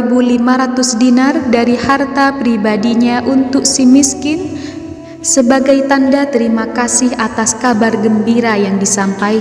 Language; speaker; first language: Indonesian; native; Indonesian